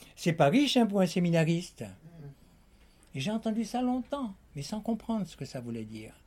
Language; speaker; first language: French; native; French